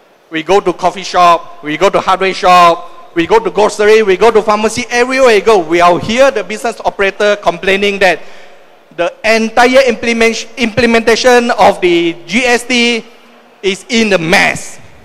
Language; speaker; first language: English; non-native, local second language; Chinese